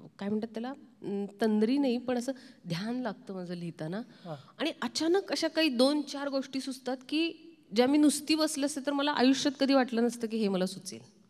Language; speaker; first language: Marathi; native; Marathi